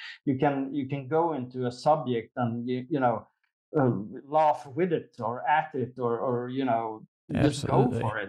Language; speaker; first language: English; non-native, fluent; Swedish